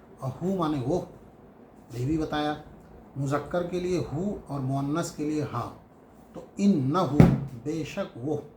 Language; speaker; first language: Urdu; native; Urdu